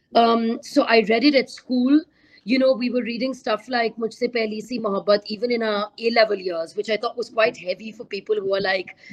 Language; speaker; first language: English; non-native, local second language; Urdu